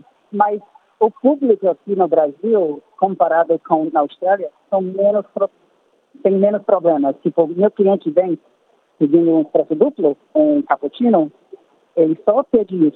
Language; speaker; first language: Portuguese; non-native, fluent; English